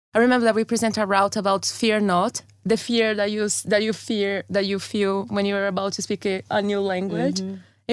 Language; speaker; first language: English; non-native, fluent; Portuguese